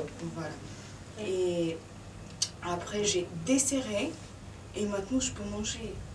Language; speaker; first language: French; non-native, fluent; Serbian